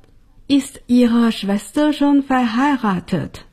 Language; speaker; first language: German; non-native, fluent; Chinese